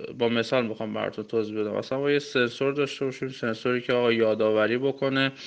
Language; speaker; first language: Persian; non-native, local second language; Armenian